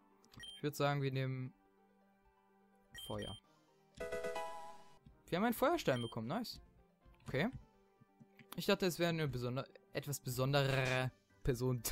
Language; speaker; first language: German; native; German